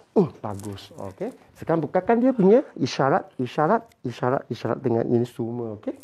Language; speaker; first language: Malay; non-native, local second language; Chinese